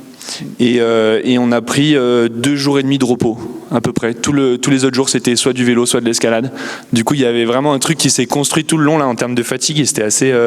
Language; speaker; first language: French; native; French